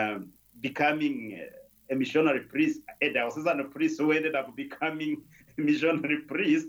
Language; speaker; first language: English; non-native, local second language; Kinyarwanda